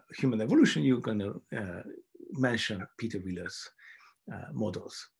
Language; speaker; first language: English; non-native, fluent; Hungarian